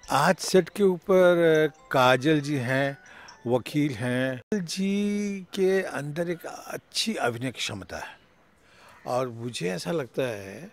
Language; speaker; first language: Hindi; native; Hindi